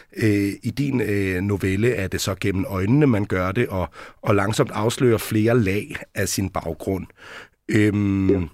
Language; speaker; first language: Danish; native; Danish